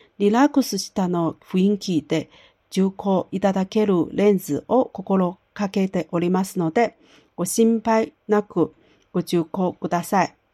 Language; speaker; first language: Japanese; non-native, fluent; Chinese